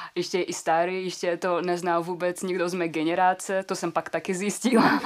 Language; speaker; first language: Czech; non-native, fluent; Kazakh